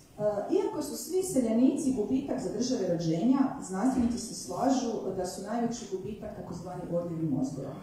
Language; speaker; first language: Croatian; native; Croatian